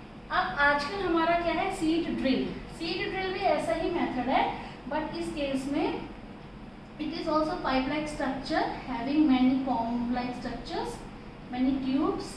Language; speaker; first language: Hindi; native; Hindi